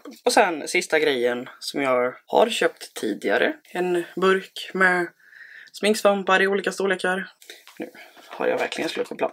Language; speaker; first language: Swedish; native; Swedish